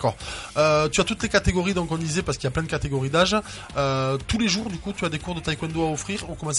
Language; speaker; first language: French; native; French